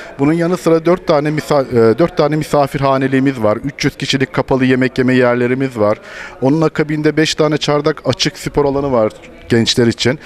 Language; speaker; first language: Turkish; native; Turkish